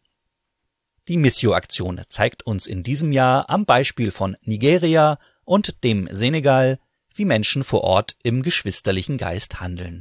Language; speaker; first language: German; native; German